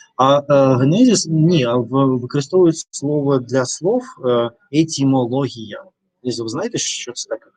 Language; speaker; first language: Ukrainian; non-native, learner; Russian